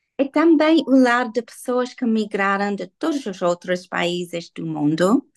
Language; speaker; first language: Portuguese; non-native, learner; English